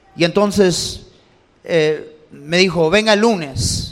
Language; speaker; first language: Spanish; early bilingual, heritage; Spanish